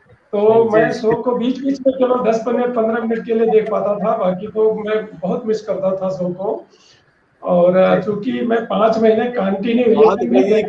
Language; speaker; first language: Hindi; native; Hindi